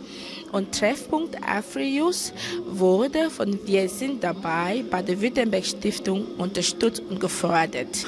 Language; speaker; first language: German; non-native, fluent; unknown